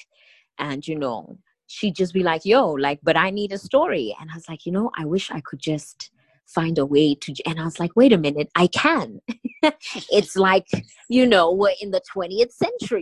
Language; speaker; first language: English; non-native, local second language; Tswana